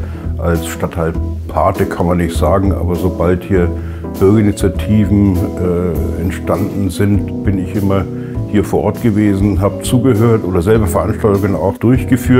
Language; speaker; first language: German; native; German